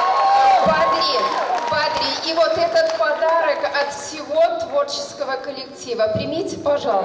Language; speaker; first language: Russian; native; Russian